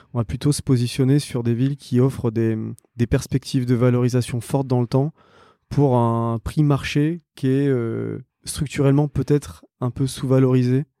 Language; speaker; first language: French; native; French